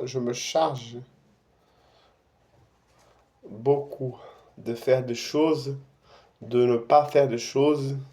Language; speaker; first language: French; non-native, fluent; Portuguese